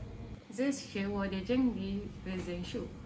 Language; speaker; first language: Chinese; non-native, learner; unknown